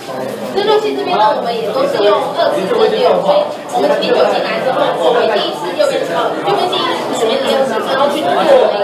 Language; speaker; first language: Chinese; native; Chinese